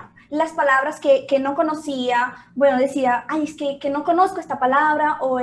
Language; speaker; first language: Spanish; non-native, fluent; Portuguese